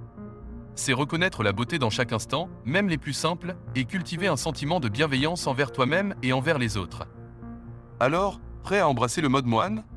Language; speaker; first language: French; native; French